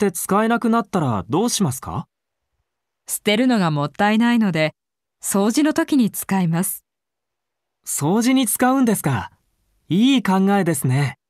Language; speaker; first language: Japanese; non-native, learner; Filipino